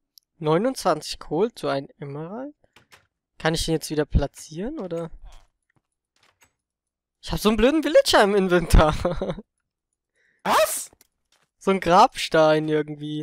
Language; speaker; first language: German; native; German